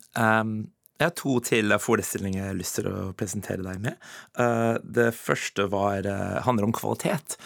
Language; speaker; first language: Norwegian; non-native, fluent; English